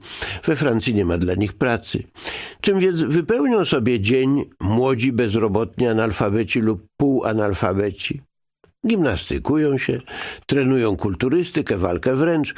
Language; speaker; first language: Polish; native; Polish